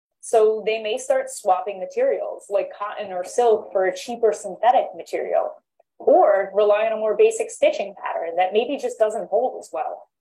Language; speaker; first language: English; native; English